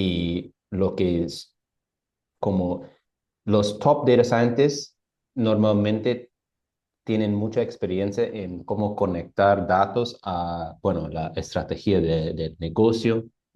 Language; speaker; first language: Spanish; non-native, fluent; English